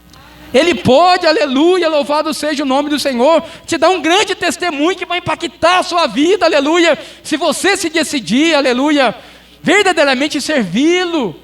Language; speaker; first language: Portuguese; native; Portuguese